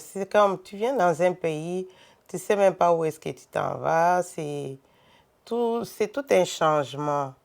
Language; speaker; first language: French; non-native, local second language; Lingala